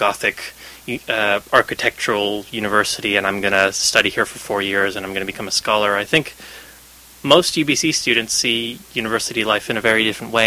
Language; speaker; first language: English; native; English